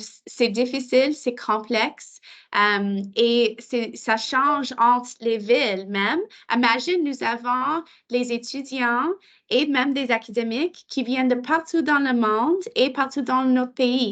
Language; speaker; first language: French; non-native, local second language; English